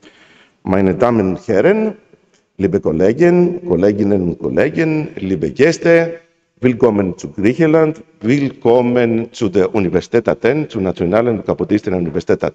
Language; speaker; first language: German; non-native, fluent; Greek